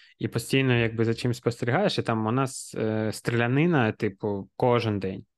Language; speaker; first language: Ukrainian; non-native, local second language; Russian